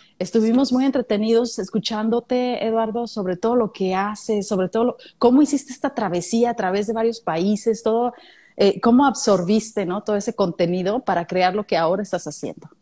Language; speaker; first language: Spanish; native; Spanish